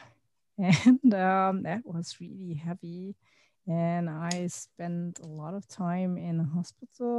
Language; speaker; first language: English; non-native, fluent; German